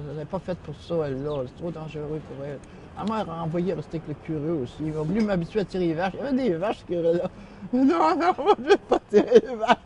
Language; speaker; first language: French; native; French